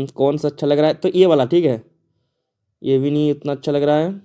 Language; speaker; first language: Hindi; native; Hindi